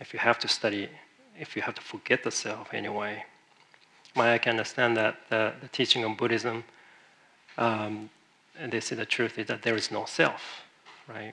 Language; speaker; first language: English; non-native, fluent; Japanese